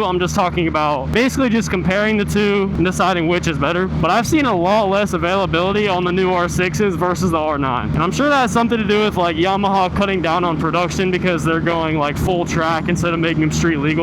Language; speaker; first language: English; native; English